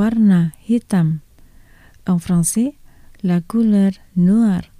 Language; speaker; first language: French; non-native, fluent; Indonesian